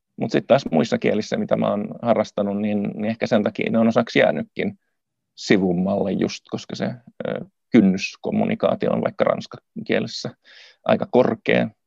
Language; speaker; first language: Finnish; native; Finnish